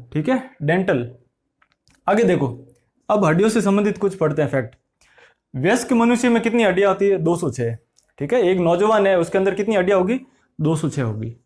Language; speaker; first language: Hindi; native; Hindi